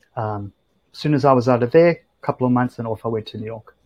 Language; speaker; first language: English; native; English